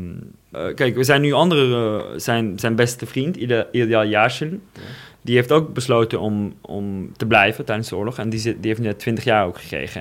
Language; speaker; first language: Dutch; non-native, fluent; Russian